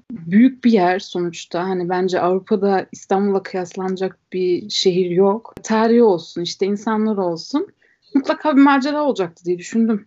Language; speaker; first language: Turkish; early bilingual, heritage; Turkish